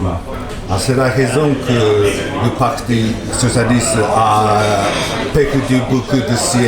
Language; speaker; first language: French; non-native, learner; Japanese